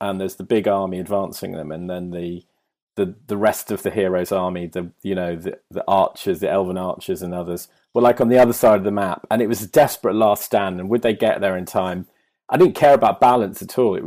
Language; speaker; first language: English; native; English